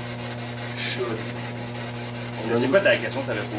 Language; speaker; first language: French; native; French